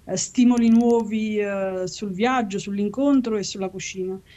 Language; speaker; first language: Italian; native; Italian